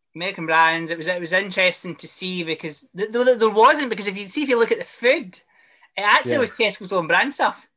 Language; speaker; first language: English; native; English